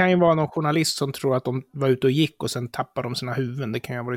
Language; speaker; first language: Swedish; native; Swedish